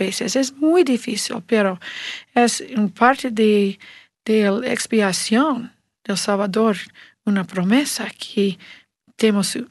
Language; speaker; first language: Spanish; non-native, learner; English